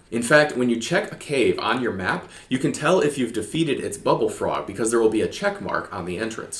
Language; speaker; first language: English; native; English